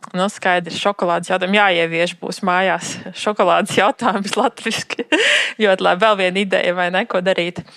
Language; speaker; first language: Latvian; native; Latvian